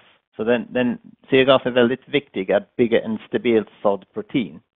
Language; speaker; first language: Swedish; non-native, fluent; English